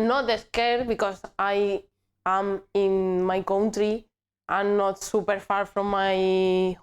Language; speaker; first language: English; non-native, learner; Spanish